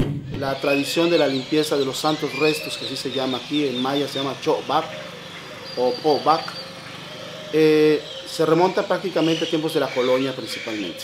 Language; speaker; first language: Spanish; native; Spanish